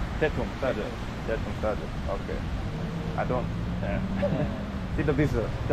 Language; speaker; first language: Indonesian; non-native, learner; English